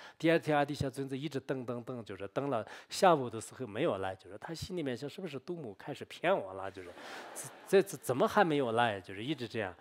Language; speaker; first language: Chinese; non-native, local second language; Tibetan